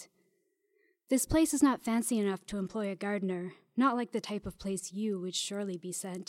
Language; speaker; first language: English; native; English